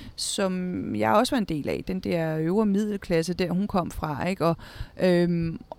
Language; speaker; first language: Danish; early bilingual, other home language; Spanish